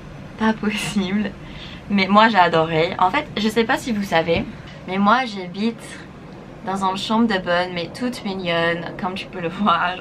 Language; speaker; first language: French; non-native, fluent; English